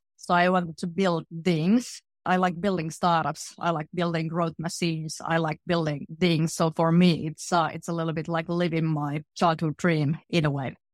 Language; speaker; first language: English; non-native, fluent; Finnish